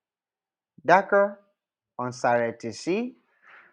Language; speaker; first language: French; non-native, local second language; English